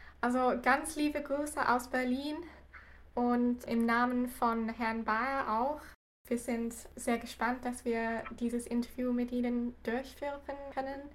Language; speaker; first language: German; non-native, fluent; English